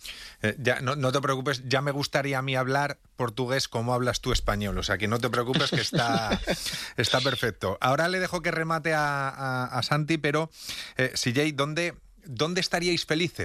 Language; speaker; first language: Spanish; native; Spanish